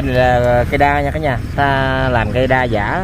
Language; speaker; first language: Vietnamese; native; Vietnamese